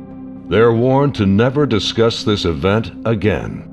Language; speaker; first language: English; native; English